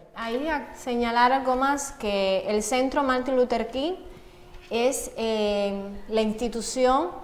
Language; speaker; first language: Spanish; native; Spanish